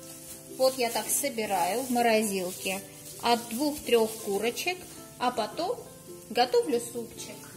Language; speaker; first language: Russian; non-native, fluent; Armenian